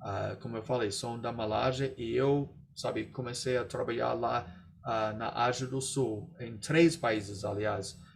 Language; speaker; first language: Portuguese; non-native, fluent; English